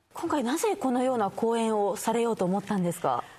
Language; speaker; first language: Japanese; native; Japanese